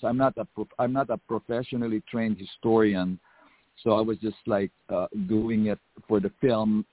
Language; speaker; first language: English; non-native, local second language; Filipino